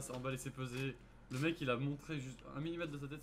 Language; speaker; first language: French; native; French